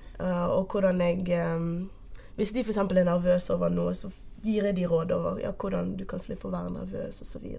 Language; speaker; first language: Norwegian; early bilingual, other home language; Portuguese